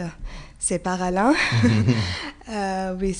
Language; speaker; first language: French; non-native, learner; Arabic